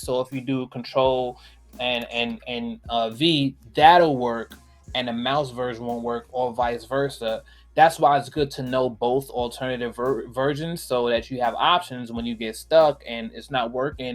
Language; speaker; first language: English; native; English